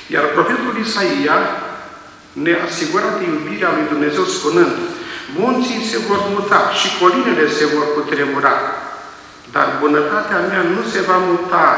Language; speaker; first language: Romanian; native; Romanian